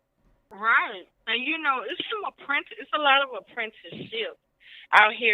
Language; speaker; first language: English; native; English